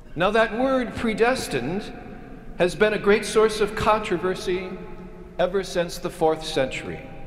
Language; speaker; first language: English; native; English